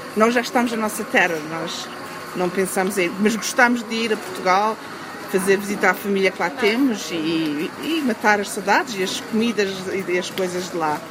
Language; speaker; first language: Portuguese; early bilingual, heritage; Portuguese